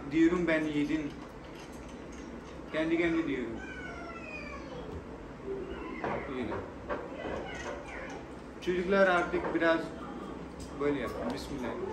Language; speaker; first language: Turkish; non-native, learner; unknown